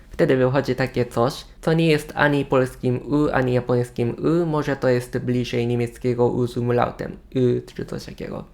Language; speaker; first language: Polish; non-native, fluent; Japanese